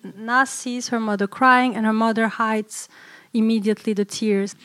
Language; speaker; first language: English; early bilingual, other home language; Turkish